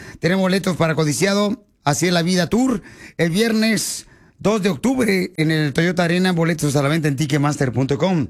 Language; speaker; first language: Spanish; native; Spanish